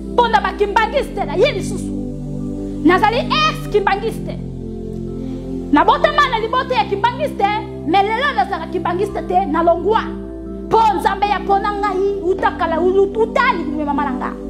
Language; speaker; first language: Lingala; non-native, local second language; Kongo